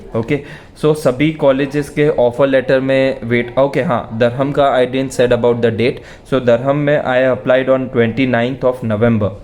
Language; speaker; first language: Hindi; non-native, local second language; Gujarati